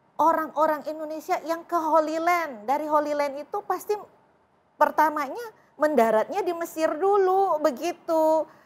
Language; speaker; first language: Indonesian; native; Indonesian